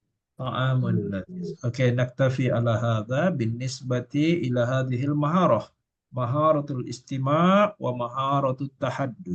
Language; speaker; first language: Arabic; non-native, fluent; Malay